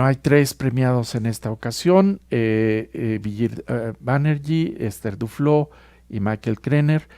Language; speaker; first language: Spanish; native; Spanish